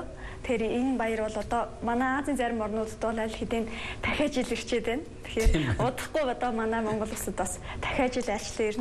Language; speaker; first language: Mongolian; native; Mongolian